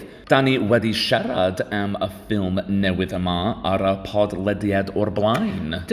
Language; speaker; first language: Welsh; non-native, learner; English